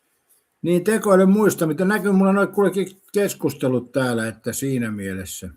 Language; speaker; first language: Finnish; native; Finnish